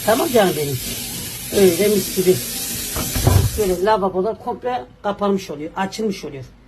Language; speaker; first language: Turkish; native; Turkish